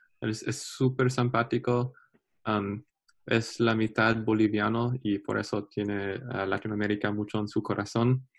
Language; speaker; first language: Spanish; non-native, learner; English